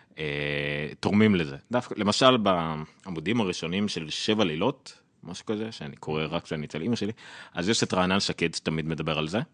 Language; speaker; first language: Hebrew; native; Hebrew